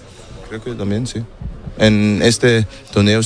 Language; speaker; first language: Spanish; non-native, fluent; German